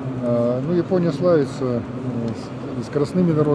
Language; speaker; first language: Russian; native; Russian